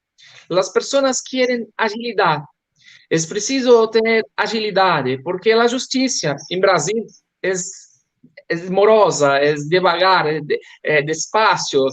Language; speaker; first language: Spanish; non-native, learner; Portuguese